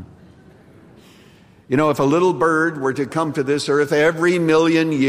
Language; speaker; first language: English; native; English